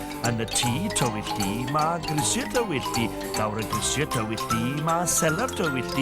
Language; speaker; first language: Welsh; native; Welsh